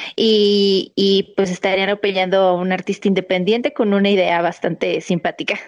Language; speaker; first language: Spanish; native; Spanish